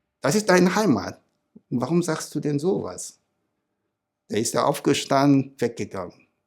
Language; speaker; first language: German; non-native, fluent; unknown